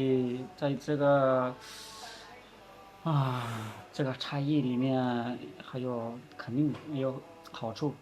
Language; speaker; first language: Chinese; non-native, learner; Spanish